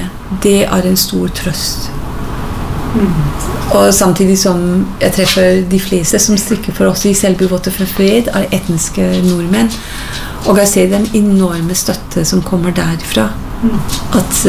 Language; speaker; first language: Norwegian; non-native, fluent; English